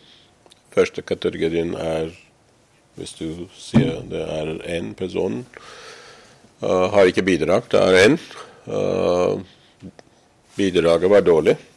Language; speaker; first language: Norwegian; non-native, fluent; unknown